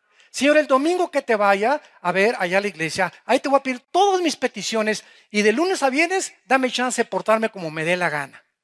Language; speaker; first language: Spanish; native; Spanish